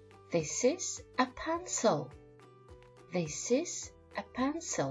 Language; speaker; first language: English; non-native, fluent; Ukrainian